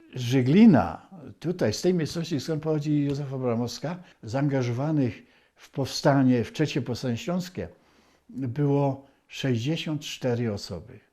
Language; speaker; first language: Polish; native; Polish